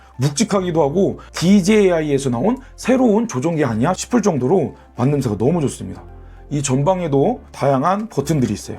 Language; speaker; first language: Korean; native; Korean